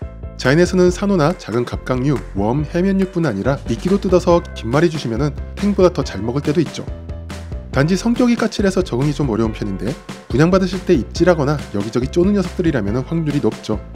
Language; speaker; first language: Korean; native; Korean